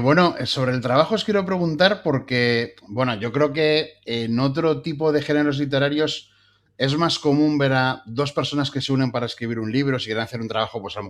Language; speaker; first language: Spanish; native; Spanish